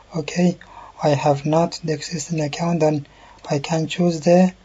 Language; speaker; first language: English; non-native, learner; Persian